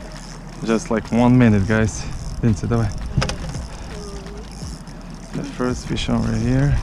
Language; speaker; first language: English; non-native, learner; Ukrainian